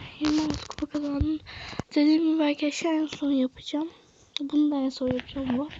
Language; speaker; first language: Turkish; native; Turkish